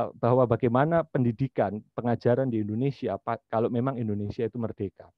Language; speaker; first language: Indonesian; native; Indonesian